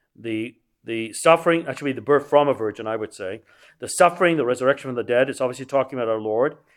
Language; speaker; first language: English; native; English